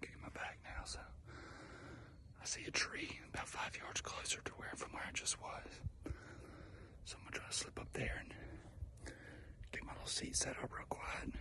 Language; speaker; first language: English; native; English